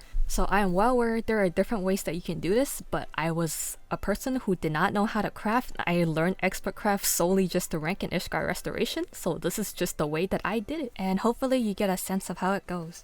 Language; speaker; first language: English; native; English